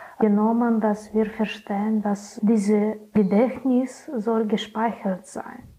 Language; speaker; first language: German; non-native, learner; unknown